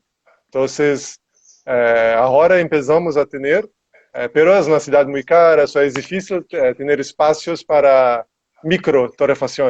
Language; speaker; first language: Spanish; non-native, learner; Portuguese